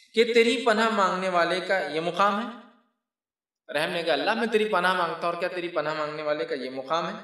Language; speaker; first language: Urdu; native; Urdu